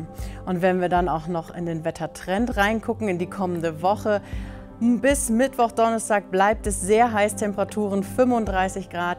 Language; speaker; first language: German; native; German